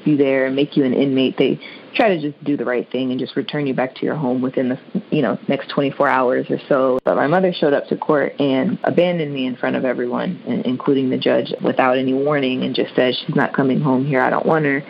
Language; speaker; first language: English; native; English